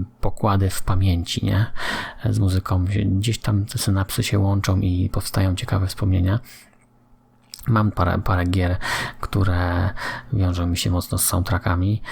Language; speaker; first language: Polish; native; Polish